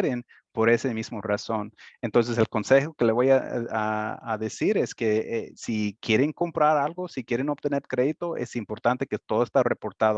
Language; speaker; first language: Spanish; early bilingual, heritage; Spanish